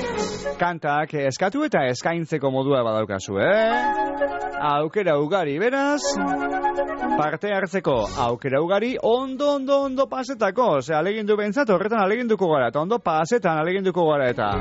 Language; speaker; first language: Basque; native; Basque